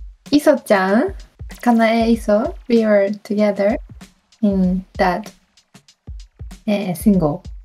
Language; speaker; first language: English; non-native, learner; Japanese